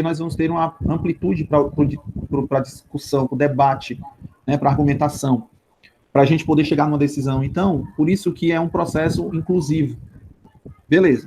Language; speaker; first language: Portuguese; native; Portuguese